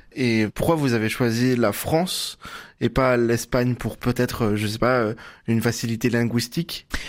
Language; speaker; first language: French; native; French